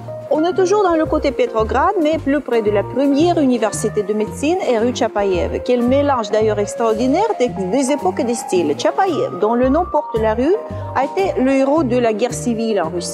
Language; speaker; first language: French; non-native, fluent; Russian